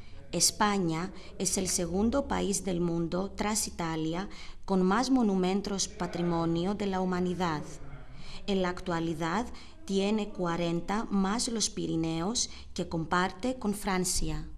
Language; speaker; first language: Spanish; non-native, learner; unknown